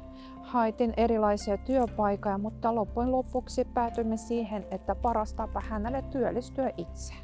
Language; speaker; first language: Finnish; non-native, fluent; Russian